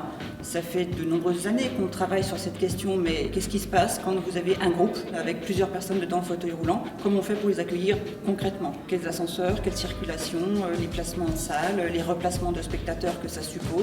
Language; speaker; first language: French; native; French